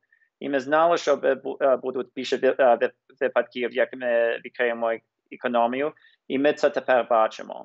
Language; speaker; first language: Ukrainian; early bilingual, heritage; English